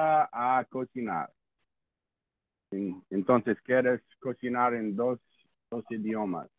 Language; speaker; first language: Spanish; non-native, learner; English